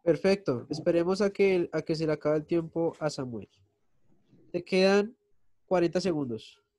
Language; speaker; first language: Spanish; native; Spanish